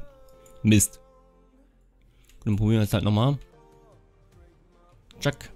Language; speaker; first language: German; native; German